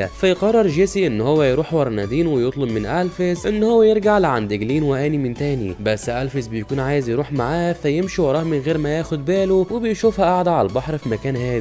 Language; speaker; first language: Arabic; native; Arabic